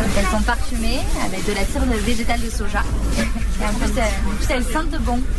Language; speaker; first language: French; early bilingual, other home language; Spanish